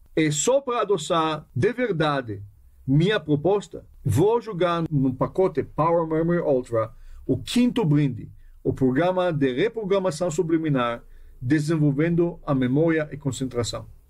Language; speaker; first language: Portuguese; non-native, fluent; Hebrew